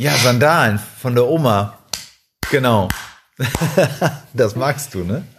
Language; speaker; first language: German; non-native, fluent; Spanish